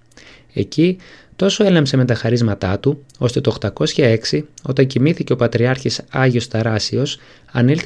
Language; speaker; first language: Greek; native; Greek